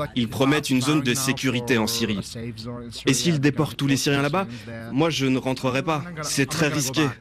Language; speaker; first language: French; non-native, fluent; Arabic